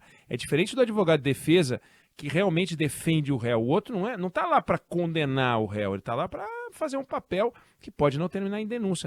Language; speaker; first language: Portuguese; native; Portuguese